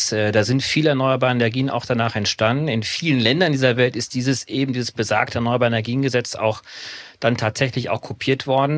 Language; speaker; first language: German; native; German